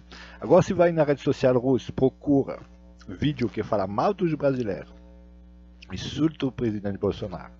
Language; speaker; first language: Portuguese; non-native, fluent; Russian